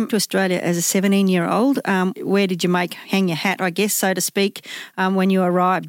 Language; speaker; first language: English; native; English